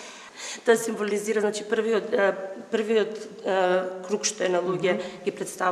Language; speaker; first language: Macedonian; native; Macedonian